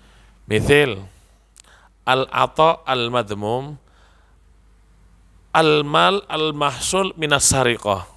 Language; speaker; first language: Arabic; non-native, fluent; Indonesian